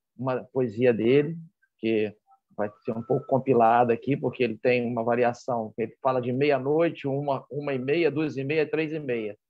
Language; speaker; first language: Portuguese; native; Portuguese